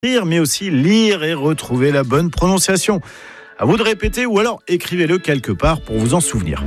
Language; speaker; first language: French; native; French